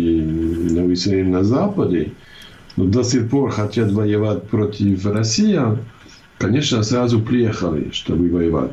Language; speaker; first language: Russian; non-native, fluent; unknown